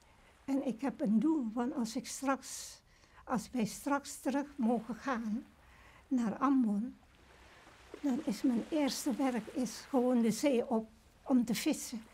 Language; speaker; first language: Dutch; early bilingual, other home language; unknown